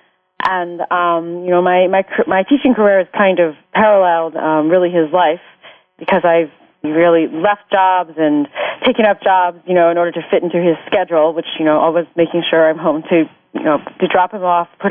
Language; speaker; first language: English; native; English